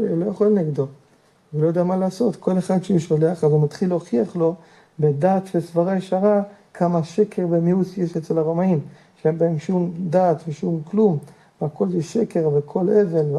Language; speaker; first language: Hebrew; native; Hebrew